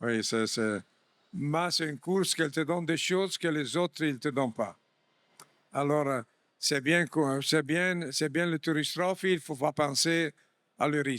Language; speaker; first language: French; non-native, fluent; Italian